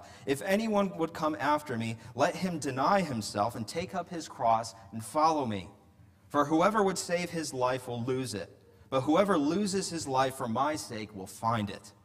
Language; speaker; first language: English; native; English